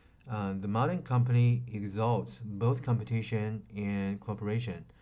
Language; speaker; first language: English; non-native, fluent; Chinese